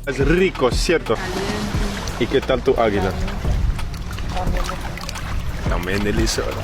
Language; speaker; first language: Spanish; non-native, learner; English